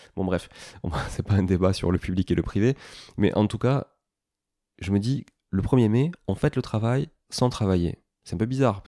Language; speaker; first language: French; native; French